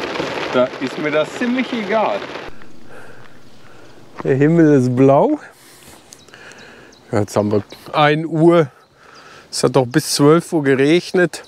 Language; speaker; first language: German; native; German